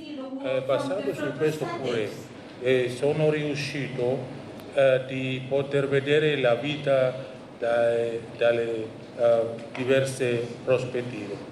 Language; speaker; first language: Italian; non-native, learner; Indonesian